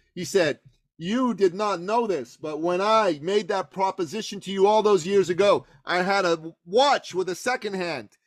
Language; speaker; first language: English; early bilingual, other home language; Persian